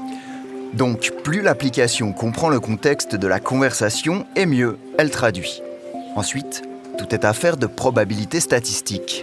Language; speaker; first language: French; native; French